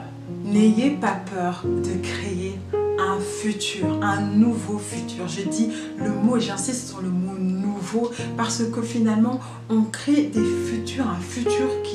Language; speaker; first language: French; native; French